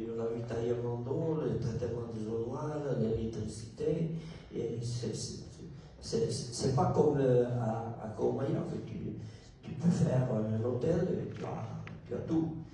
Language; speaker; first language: French; non-native, local second language; Italian